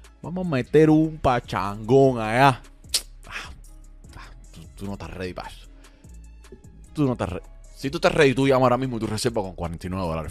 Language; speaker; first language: Spanish; native; Spanish